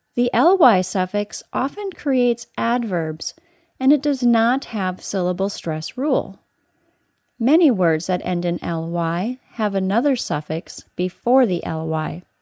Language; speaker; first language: English; native; English